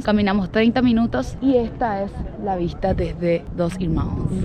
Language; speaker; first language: Spanish; native; Spanish